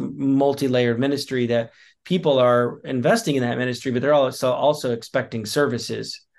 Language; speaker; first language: English; native; English